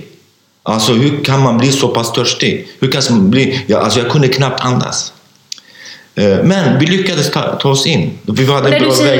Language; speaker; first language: Swedish; non-native, fluent; Kurdish